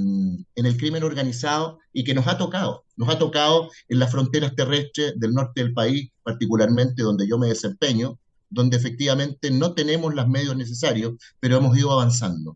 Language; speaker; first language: Spanish; native; Spanish